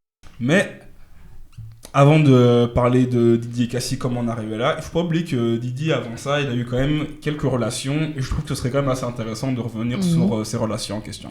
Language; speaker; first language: French; native; French